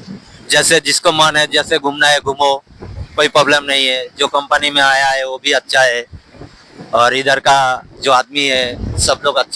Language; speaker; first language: Hindi; non-native, learner; Bangla